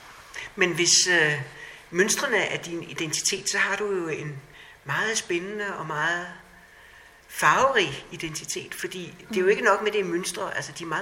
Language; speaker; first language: Danish; native; Danish